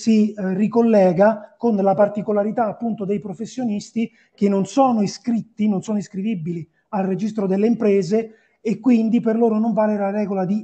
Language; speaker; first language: Italian; native; Italian